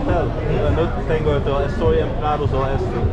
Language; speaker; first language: Spanish; non-native, learner; Dutch